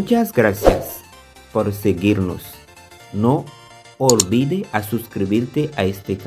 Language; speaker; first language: Spanish; non-native, learner; Haitian Creole